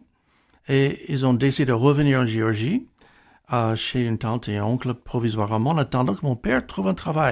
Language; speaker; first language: French; non-native, fluent; English